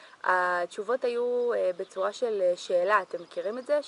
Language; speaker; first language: Hebrew; native; Hebrew